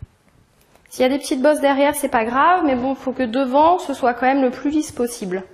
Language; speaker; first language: French; native; French